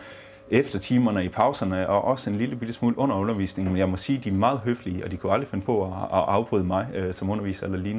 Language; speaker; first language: Danish; native; Danish